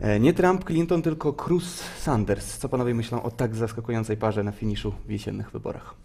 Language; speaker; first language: Polish; native; Polish